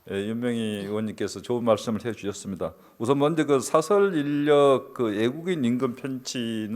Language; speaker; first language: Korean; native; Korean